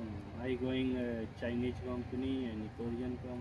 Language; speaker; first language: English; non-native, learner; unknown